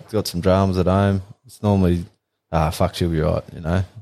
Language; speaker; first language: English; native; English